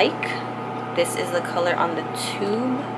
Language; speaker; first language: English; native; English